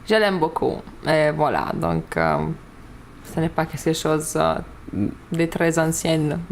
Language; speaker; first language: French; non-native, learner; Lithuanian